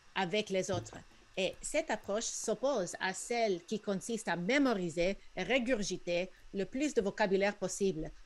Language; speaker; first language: French; non-native, fluent; Spanish